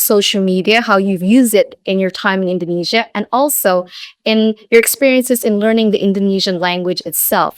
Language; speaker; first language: English; non-native, fluent; Indonesian